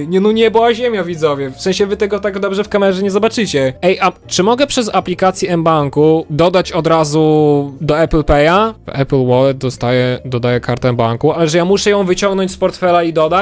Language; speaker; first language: Polish; native; Polish